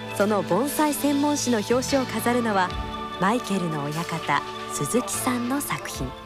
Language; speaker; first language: Japanese; native; Japanese